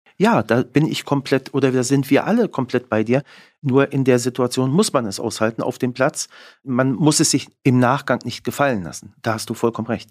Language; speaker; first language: German; native; German